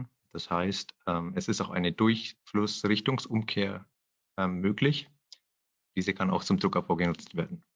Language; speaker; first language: German; native; German